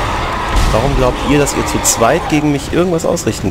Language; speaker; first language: German; native; German